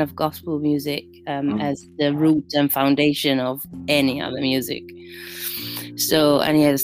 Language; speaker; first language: English; non-native, fluent; Italian